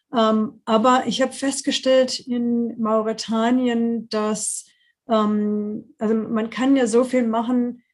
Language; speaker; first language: German; non-native, fluent; English